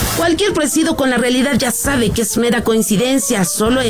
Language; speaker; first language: Spanish; native; Spanish